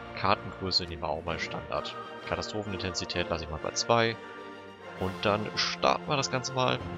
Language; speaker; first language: German; native; German